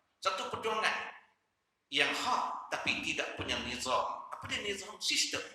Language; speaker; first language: Malay; native; Malay